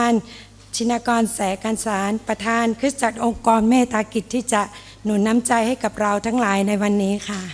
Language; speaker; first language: Thai; non-native, local second language; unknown